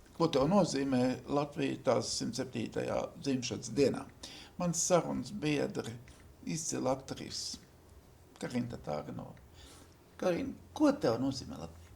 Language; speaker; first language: Latvian; native; Latvian